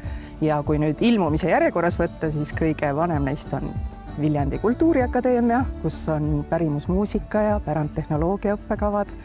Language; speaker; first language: Estonian; native; Estonian